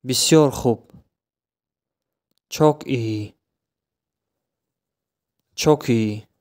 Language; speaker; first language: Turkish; non-native, fluent; Tajik